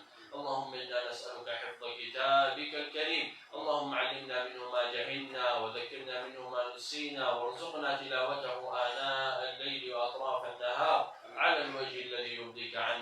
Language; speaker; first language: Arabic; native; Arabic